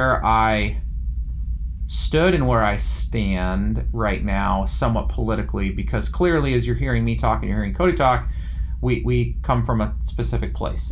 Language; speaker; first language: English; native; English